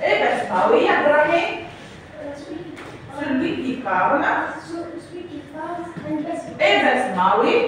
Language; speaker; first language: French; non-native, local second language; Arabic